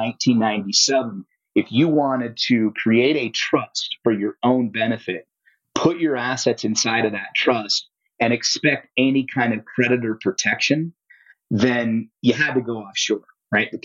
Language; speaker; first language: English; native; English